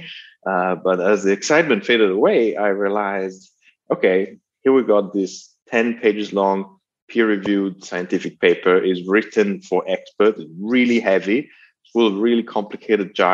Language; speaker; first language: English; non-native, fluent; Italian